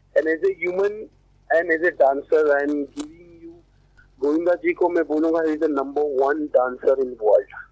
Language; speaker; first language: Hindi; non-native, local second language; Tamil